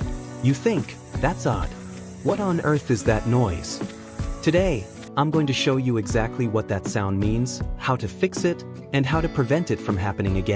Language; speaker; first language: English; native; English